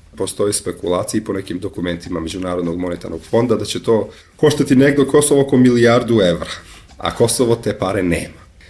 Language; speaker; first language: Serbian; non-native, local second language; Albanian